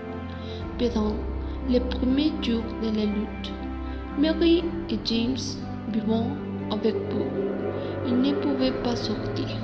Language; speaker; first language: French; non-native, learner; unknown